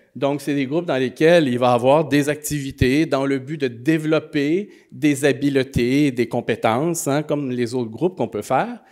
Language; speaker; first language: French; native; French